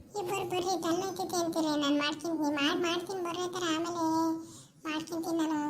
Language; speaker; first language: Kannada; native; Kannada